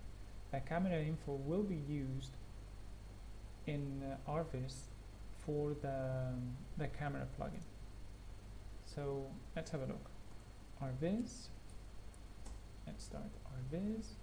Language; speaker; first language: English; non-native, fluent; Spanish